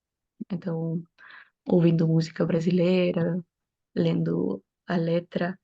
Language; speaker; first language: Portuguese; non-native, fluent; Macedonian